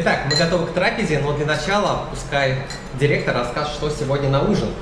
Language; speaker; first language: Russian; native; Russian